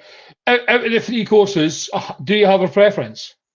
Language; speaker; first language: English; native; English